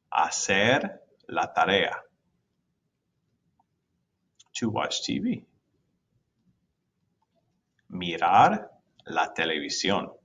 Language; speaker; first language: Spanish; non-native, fluent; English